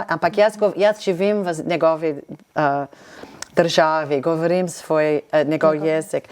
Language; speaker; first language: Slovenian; non-native, fluent; English